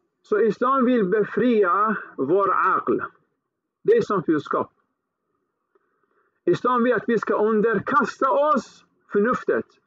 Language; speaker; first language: Swedish; early bilingual, other home language; Arabic